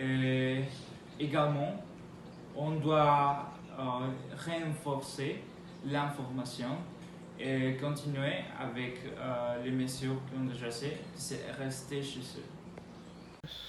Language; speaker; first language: French; non-native, learner; Spanish